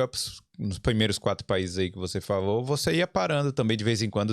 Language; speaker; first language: Portuguese; native; Portuguese